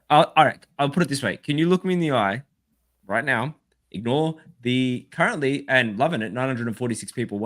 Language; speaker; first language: English; native; English